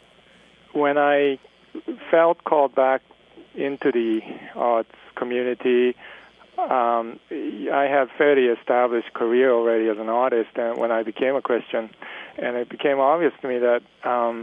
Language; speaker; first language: English; early bilingual, other home language; Japanese